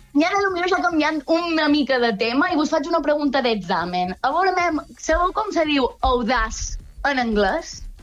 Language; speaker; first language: Catalan; native; Catalan